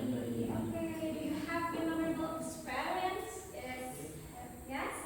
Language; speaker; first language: English; non-native, fluent; Indonesian